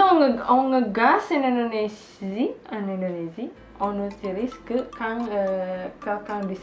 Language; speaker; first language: French; non-native, learner; Indonesian